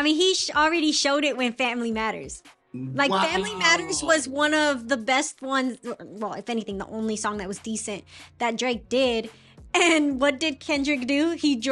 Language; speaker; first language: English; native; English